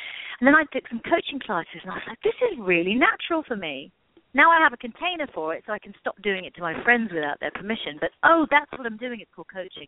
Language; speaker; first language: English; native; English